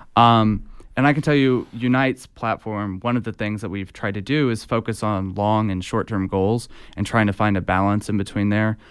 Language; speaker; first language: English; native; English